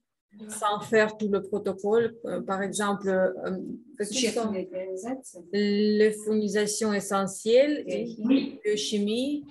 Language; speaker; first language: French; non-native, fluent; Russian